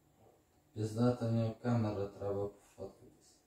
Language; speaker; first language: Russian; non-native, local second language; Ukrainian